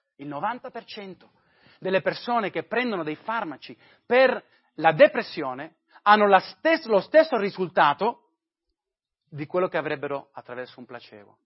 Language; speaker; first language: Italian; non-native, fluent; English